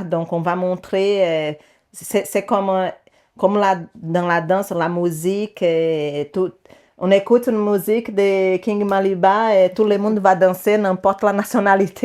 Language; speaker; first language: French; non-native, learner; Portuguese